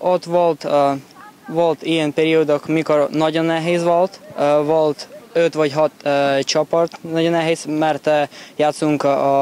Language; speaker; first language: Hungarian; non-native, learner; Ukrainian